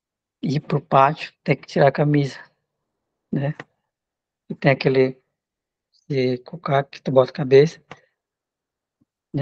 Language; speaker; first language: Portuguese; non-native, local second language; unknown